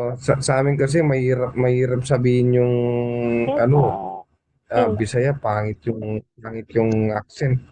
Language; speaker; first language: Filipino; non-native, local second language; Cebuano